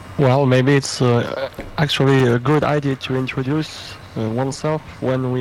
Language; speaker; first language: English; non-native, learner; French